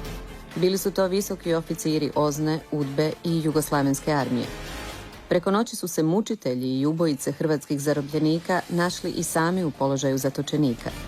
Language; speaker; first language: Croatian; native; Croatian